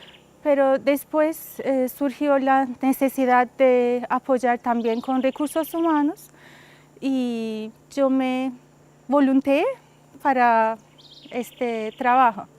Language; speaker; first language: Spanish; non-native, fluent; Turkish